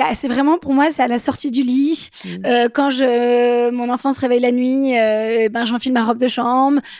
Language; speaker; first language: French; native; French